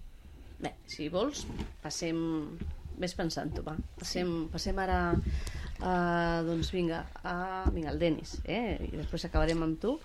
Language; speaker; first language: Catalan; native; Catalan